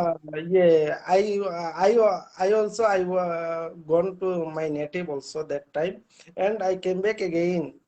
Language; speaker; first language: English; non-native, learner; Bangla